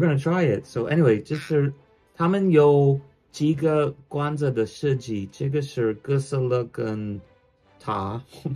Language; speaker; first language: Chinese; non-native, fluent; English